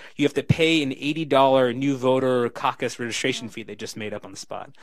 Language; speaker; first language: English; native; English